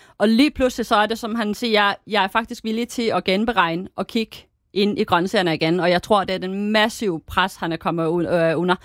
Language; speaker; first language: Danish; native; Danish